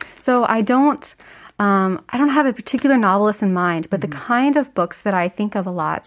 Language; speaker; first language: English; native; English